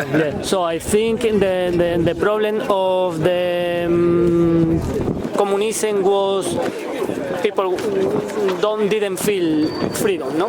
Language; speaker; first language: English; non-native, learner; Spanish